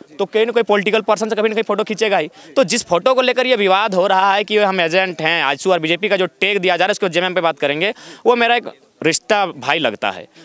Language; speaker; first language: Hindi; non-native, local second language; Magahi